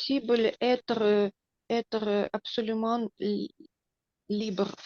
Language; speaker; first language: French; non-native, learner; Russian